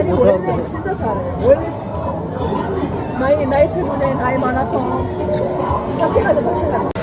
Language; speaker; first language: Korean; non-native, learner; Arabic